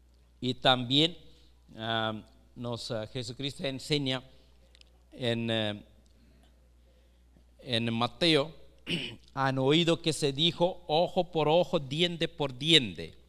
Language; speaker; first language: Spanish; non-native, fluent; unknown